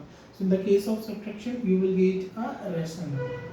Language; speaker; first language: English; non-native, local second language; Hindi